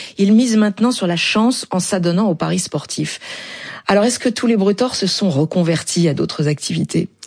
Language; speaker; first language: French; native; French